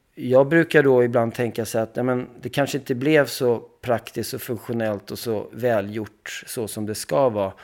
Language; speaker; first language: Swedish; early bilingual, other home language; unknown